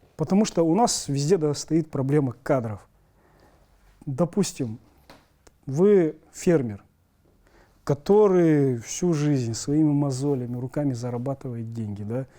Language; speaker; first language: Russian; native; Russian